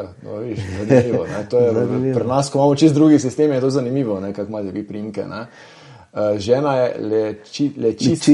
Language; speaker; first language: Slovenian; native; Slovenian